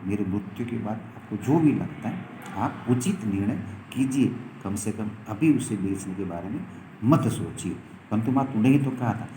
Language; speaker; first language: Hindi; non-native, local second language; Gujarati